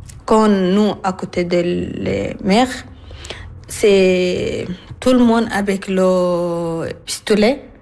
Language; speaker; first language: French; non-native, learner; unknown